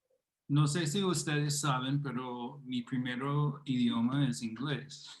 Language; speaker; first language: Spanish; non-native, fluent; English